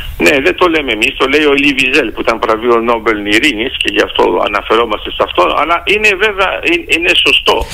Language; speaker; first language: Greek; early bilingual, heritage; Greek